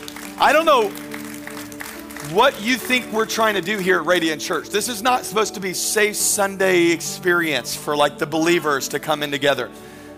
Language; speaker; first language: English; native; English